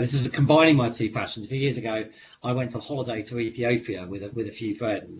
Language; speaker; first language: English; native; English